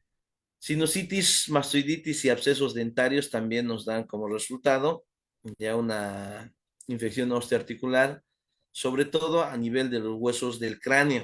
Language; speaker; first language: Spanish; native; Spanish